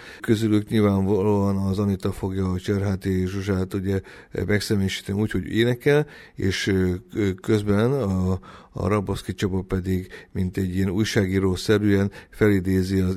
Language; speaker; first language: Hungarian; native; Hungarian